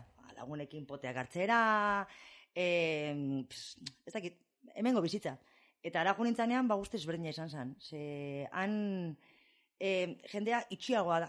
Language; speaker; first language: Basque; non-native, fluent; English